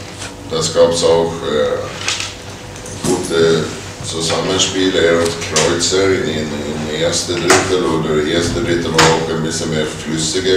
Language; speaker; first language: German; non-native, fluent; Swedish